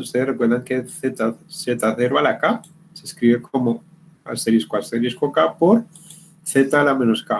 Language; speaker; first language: Spanish; native; Spanish